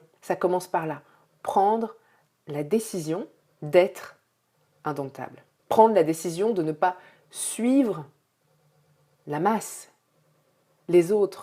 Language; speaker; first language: French; native; French